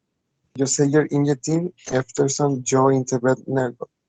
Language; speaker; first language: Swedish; non-native, learner; Spanish